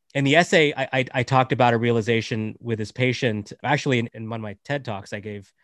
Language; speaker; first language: English; native; English